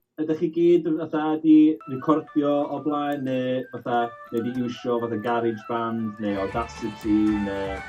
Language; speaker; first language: Welsh; native; Welsh